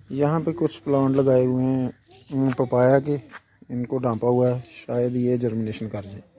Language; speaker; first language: Hindi; non-native, local second language; Punjabi